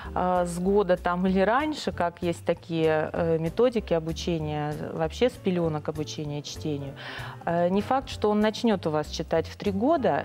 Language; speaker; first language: Russian; native; Russian